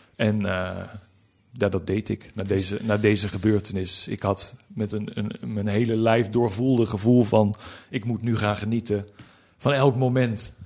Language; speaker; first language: Dutch; native; Dutch